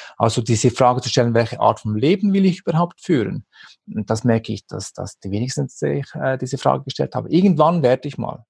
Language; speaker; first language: German; early bilingual, other home language; Greek